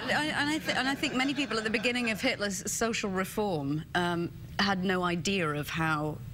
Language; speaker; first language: English; native; English